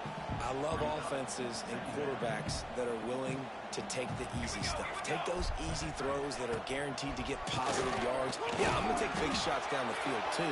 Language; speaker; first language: English; native; English